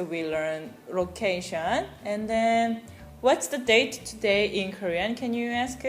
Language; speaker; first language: English; non-native, fluent; Korean